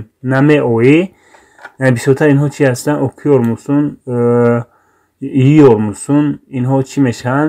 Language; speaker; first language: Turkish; non-native, fluent; Tajik